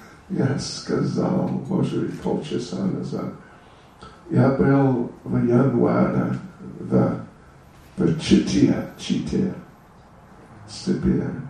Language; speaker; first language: Russian; non-native, learner; English